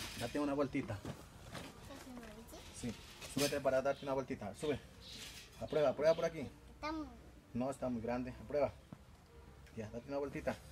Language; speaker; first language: Spanish; native; Spanish